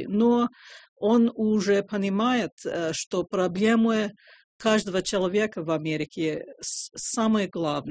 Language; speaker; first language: Russian; non-native, fluent; English